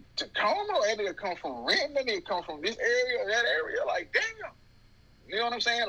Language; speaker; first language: English; native; English